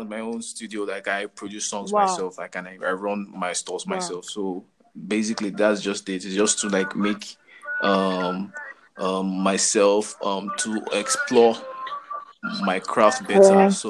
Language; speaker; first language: English; non-native, local second language; Yoruba